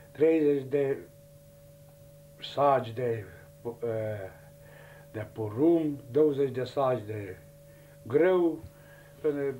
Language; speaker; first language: Romanian; non-native, local second language; Hungarian